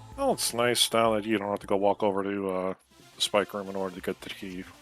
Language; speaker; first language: English; native; English